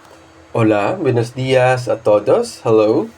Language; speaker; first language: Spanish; non-native, learner; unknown